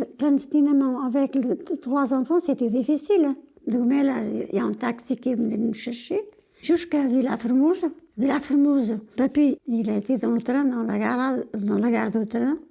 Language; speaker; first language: French; non-native, fluent; Portuguese